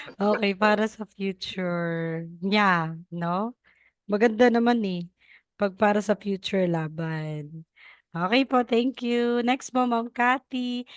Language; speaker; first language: Filipino; non-native, local second language; Cebuano